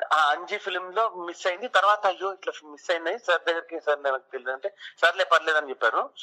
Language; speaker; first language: Telugu; early bilingual, heritage; Telugu